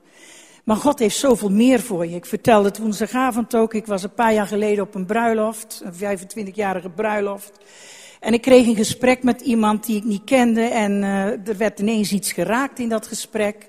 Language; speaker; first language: Dutch; native; Dutch